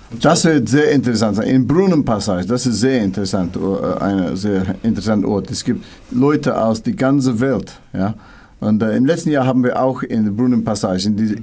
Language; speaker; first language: German; non-native, learner; English